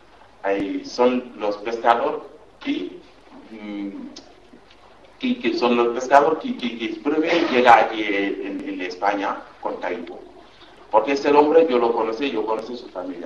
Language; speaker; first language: Spanish; non-native, learner; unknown